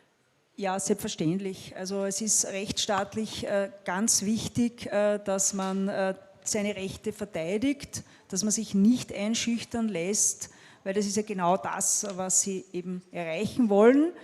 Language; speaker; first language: German; native; German